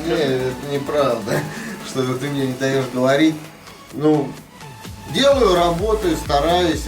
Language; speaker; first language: Russian; native; Russian